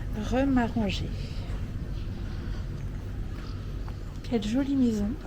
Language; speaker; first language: French; native; French